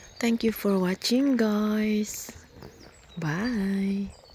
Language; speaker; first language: English; non-native, local second language; Filipino